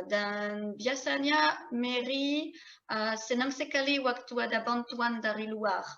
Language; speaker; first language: Indonesian; non-native, fluent; French